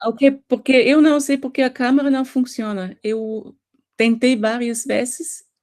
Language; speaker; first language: Portuguese; non-native, fluent; German